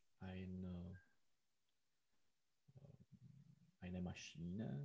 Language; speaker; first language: German; non-native, learner; Czech